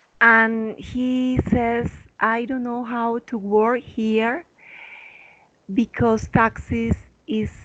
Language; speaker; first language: English; non-native, learner; Spanish